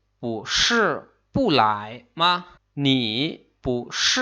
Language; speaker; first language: Chinese; non-native, learner; Lao